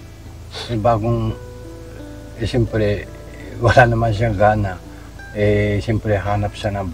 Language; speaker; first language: Filipino; non-native, learner; Japanese